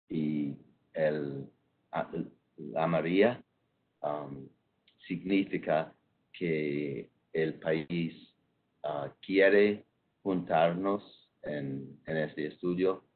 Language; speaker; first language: Spanish; non-native, fluent; English